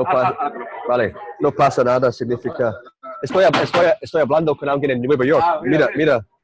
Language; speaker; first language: Spanish; non-native, learner; English